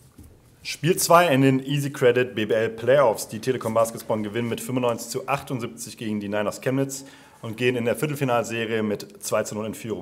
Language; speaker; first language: German; native; German